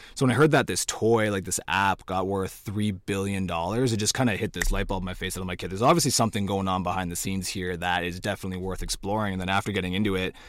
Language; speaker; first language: English; native; English